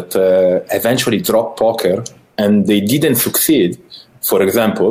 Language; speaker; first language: English; non-native, fluent; Italian